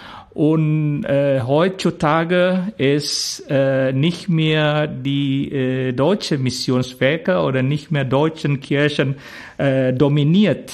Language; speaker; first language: German; non-native, fluent; Indonesian